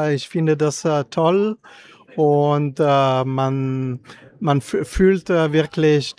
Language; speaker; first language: German; non-native, fluent; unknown